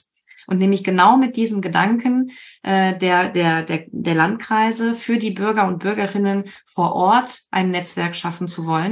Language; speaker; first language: German; native; German